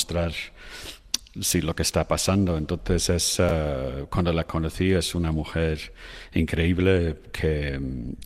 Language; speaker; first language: Spanish; non-native, fluent; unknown